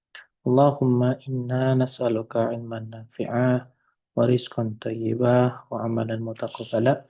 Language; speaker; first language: Arabic; non-native, fluent; Indonesian